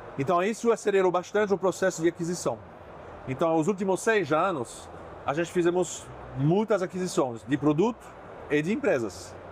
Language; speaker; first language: Portuguese; non-native, fluent; French